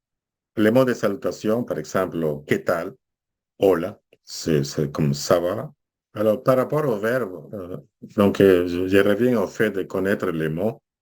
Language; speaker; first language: French; non-native, fluent; Spanish